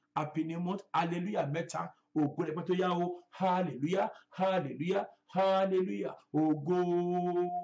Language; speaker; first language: English; non-native, local second language; Yoruba